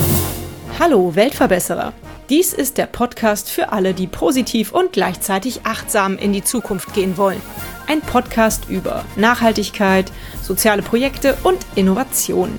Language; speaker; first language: German; native; German